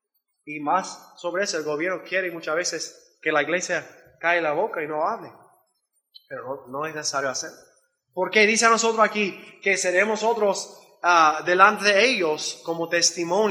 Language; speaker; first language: Spanish; non-native, learner; English